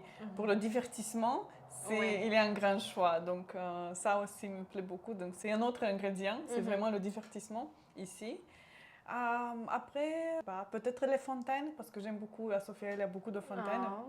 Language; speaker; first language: French; non-native, local second language; Romanian